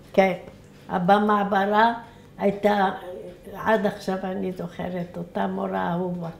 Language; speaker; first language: Hebrew; early bilingual, other home language; Arabic